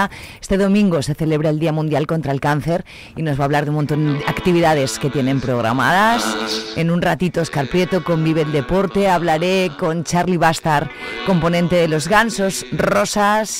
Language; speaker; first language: Spanish; native; Spanish